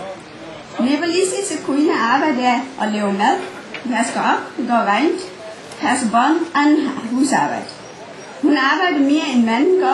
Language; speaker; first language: Danish; non-native, fluent; Nepali